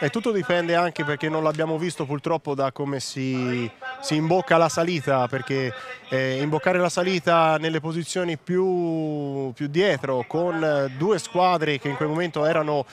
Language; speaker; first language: Italian; native; Italian